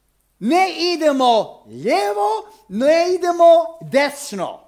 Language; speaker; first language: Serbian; non-native, fluent; English